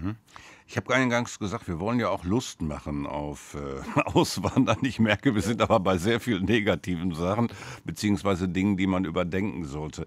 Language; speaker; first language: German; native; German